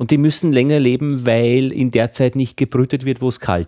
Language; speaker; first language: German; native; German